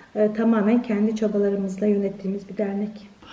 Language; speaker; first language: Turkish; early bilingual, heritage; Turkish